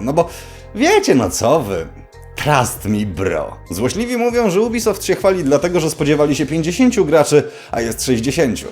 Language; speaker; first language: Polish; native; Polish